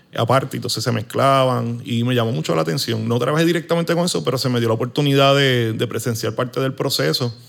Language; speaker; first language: Spanish; native; Spanish